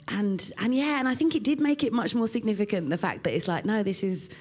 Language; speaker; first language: English; native; English